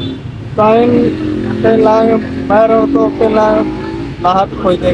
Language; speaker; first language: Filipino; non-native, learner; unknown